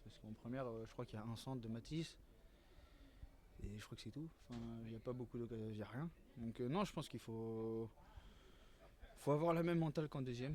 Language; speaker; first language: French; native; French